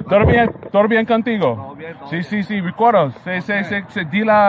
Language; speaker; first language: Spanish; non-native, learner; English